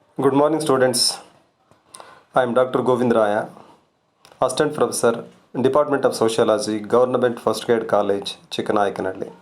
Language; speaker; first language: English; non-native, local second language; Kannada